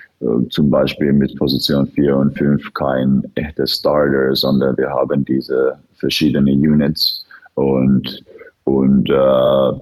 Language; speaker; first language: German; non-native, fluent; Finnish